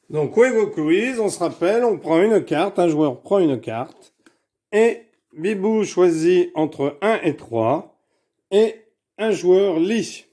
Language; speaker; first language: French; native; French